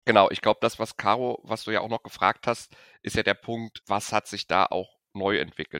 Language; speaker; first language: German; native; German